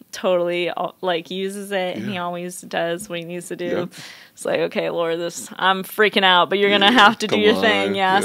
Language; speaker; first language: English; native; English